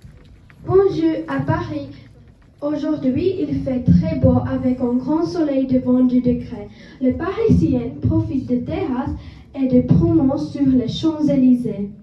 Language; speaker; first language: French; non-native, learner; Czech